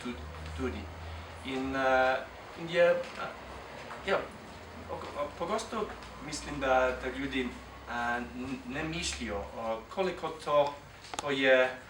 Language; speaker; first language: Slovenian; non-native, fluent; English